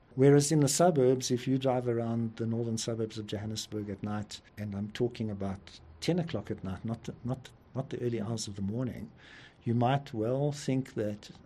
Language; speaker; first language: English; native; English